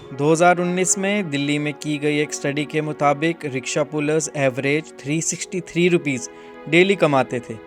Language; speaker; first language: Hindi; native; Hindi